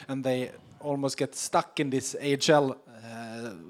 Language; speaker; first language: English; non-native, fluent; Swedish